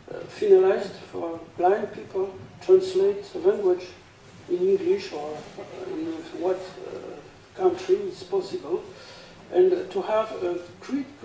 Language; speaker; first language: English; non-native, learner; French